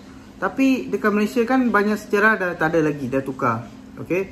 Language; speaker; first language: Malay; non-native, local second language; Tamil